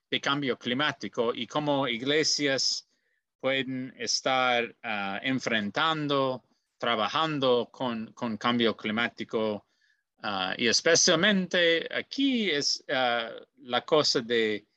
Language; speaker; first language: Spanish; non-native, learner; English